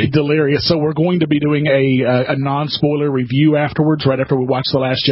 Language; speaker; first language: English; native; English